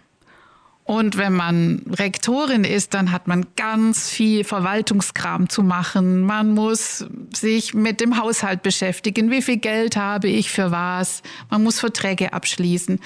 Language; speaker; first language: German; native; German